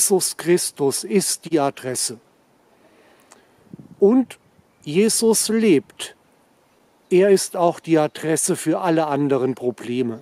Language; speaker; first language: German; native; German